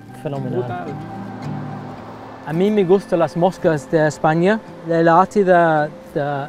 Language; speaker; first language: Spanish; non-native, learner; English